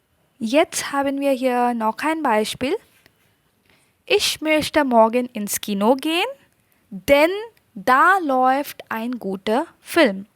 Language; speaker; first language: German; non-native, fluent; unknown